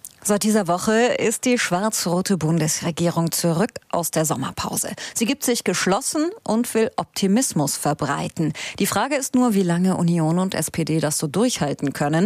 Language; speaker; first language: German; native; German